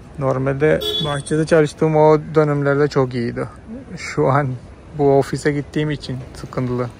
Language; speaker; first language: Turkish; non-native, fluent; Malayalam